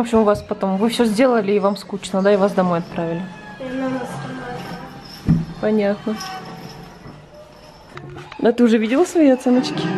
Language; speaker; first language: Russian; native; Russian